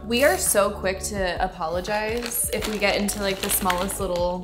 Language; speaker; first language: English; native; English